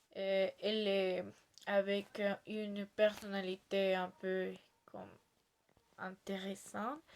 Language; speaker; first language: French; non-native, learner; Spanish